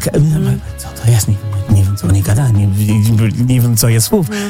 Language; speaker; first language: Polish; non-native, learner; English